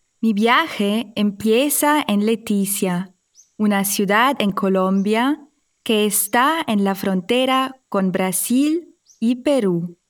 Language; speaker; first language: Spanish; non-native, fluent; German